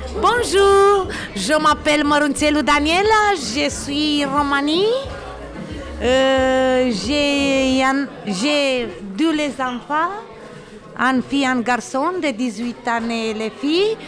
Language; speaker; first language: French; non-native, learner; Romanian